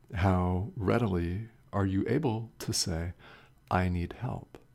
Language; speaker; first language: English; native; English